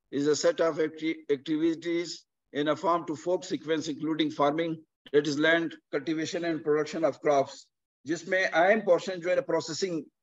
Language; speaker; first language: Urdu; non-native, local second language; Punjabi